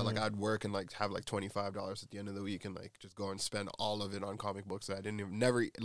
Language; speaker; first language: English; native; English